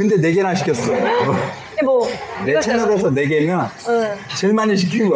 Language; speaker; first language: Korean; native; Korean